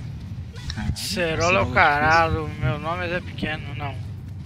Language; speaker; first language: Portuguese; native; Portuguese